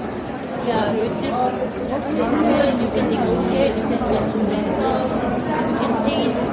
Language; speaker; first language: English; non-native, fluent; Korean